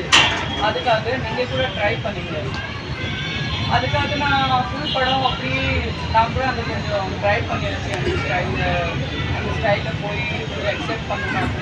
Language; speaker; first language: Tamil; non-native, learner; Gujarati